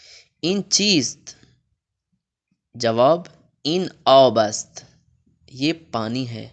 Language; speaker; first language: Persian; non-native, fluent; Urdu